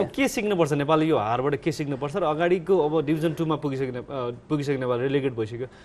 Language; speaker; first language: Nepali; native; Nepali